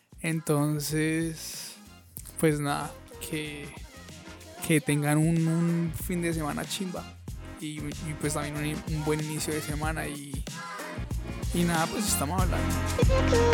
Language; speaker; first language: Spanish; native; Spanish